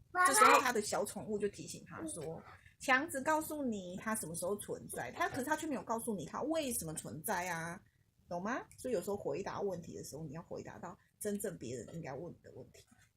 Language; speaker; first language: Chinese; native; Chinese